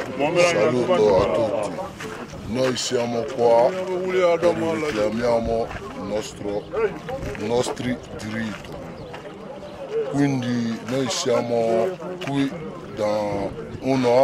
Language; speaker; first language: Italian; non-native, learner; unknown